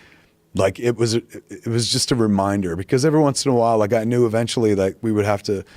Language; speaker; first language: English; native; English